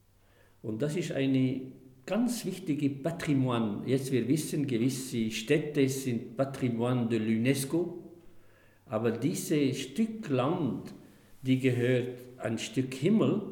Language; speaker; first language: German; non-native, fluent; Arabic